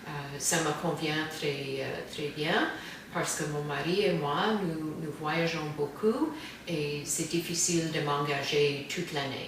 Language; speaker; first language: French; non-native, fluent; English